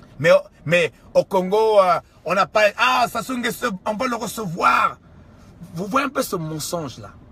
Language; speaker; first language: French; non-native, local second language; Kongo